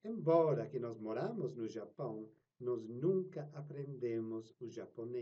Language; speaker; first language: Portuguese; non-native, fluent; English